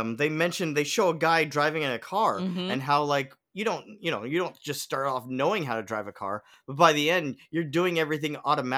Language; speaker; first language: English; native; English